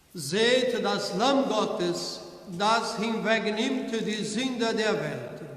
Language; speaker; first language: German; non-native, learner; Portuguese